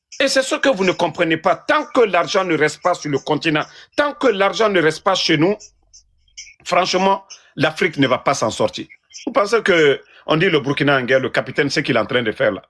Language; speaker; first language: French; non-native, local second language; Mandingo